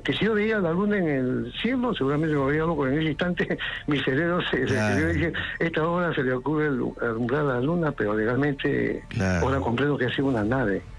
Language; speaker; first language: Spanish; native; Spanish